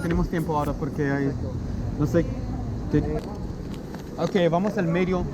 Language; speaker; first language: Spanish; non-native, learner; English